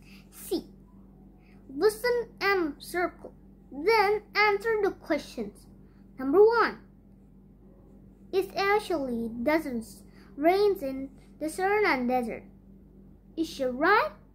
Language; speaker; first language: English; non-native, learner; Indonesian